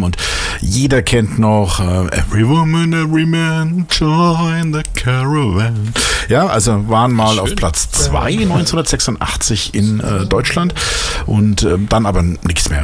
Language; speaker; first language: German; native; German